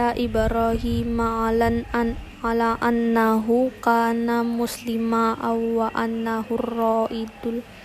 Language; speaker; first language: Arabic; non-native, learner; Indonesian